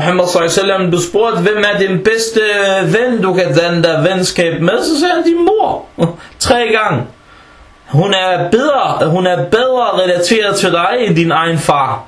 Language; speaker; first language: Danish; early bilingual, other home language; Arabic